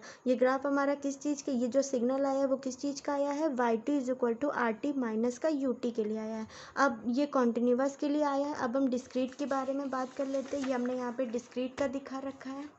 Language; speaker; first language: Hindi; native; Hindi